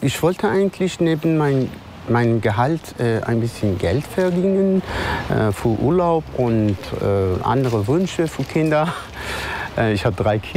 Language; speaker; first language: German; non-native, learner; Persian